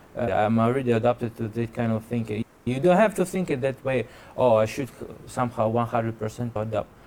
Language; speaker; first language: English; non-native, fluent; Russian